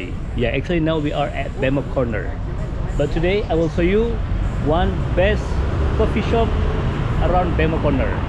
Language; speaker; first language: English; non-native, learner; Indonesian